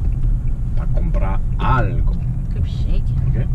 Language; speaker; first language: Spanish; non-native, learner; Haitian Creole